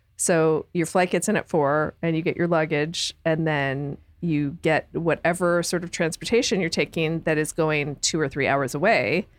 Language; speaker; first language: English; native; English